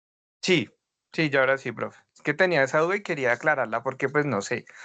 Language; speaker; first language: Spanish; native; Spanish